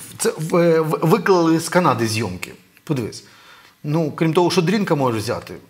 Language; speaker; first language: Ukrainian; native; Ukrainian